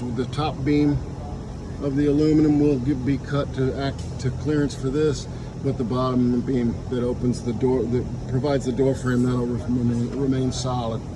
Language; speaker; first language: English; native; English